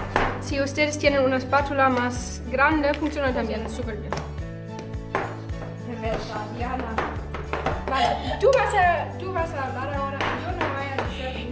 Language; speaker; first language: Spanish; non-native, fluent; German